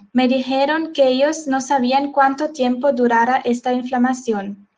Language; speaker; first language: Spanish; non-native, fluent; Swiss German